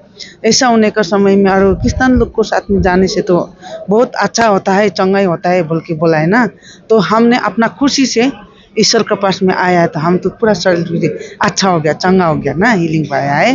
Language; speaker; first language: Hindi; non-native, local second language; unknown